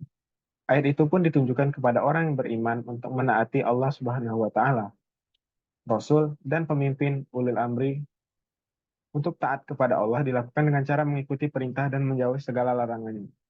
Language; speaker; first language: Indonesian; native; Indonesian